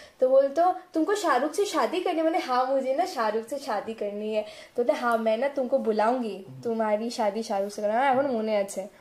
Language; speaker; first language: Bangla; non-native, local second language; Punjabi